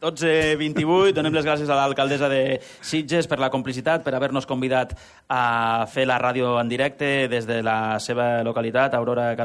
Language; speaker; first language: Catalan; native; Catalan